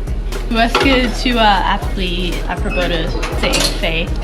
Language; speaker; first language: French; non-native, learner; English